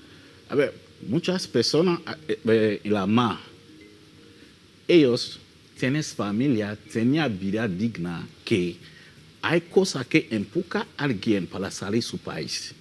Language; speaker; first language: Spanish; non-native, learner; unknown